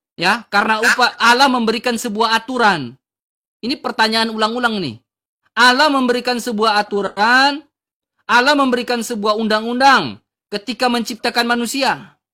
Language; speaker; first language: Indonesian; native; Indonesian